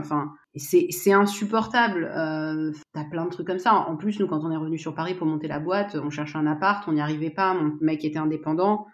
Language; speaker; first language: French; native; French